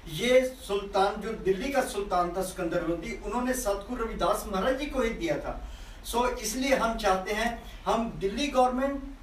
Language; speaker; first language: Hindi; non-native, local second language; Punjabi